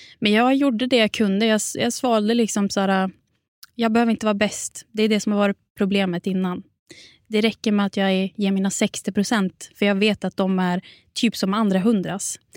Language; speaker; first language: Swedish; native; Swedish